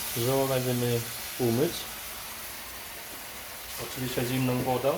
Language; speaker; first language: Polish; non-native, fluent; Vietnamese